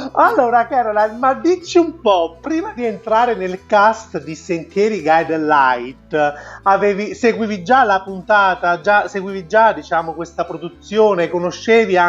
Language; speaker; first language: Italian; native; Italian